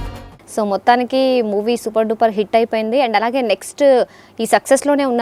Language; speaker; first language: Telugu; native; Telugu